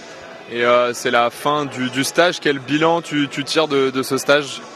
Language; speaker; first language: French; native; French